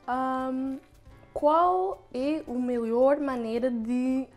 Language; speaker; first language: Portuguese; non-native, learner; English